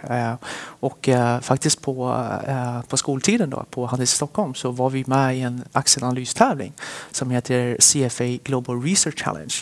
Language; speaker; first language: Swedish; early bilingual, other home language; Chinese